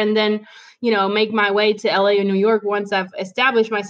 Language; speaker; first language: English; non-native, fluent; French